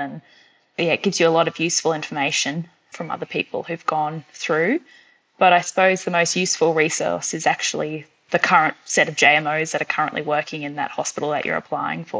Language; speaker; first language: English; native; English